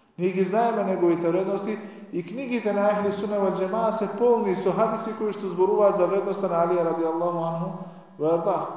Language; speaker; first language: Macedonian; non-native, local second language; Albanian